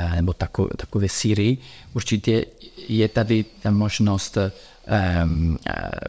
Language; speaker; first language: Czech; non-native, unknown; Italian